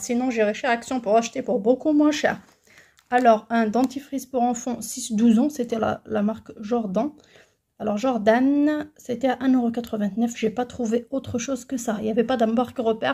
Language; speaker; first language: French; native; French